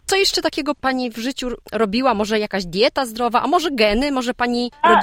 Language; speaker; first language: Polish; native; Polish